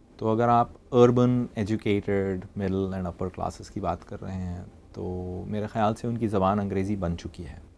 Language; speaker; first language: Urdu; non-native, local second language; English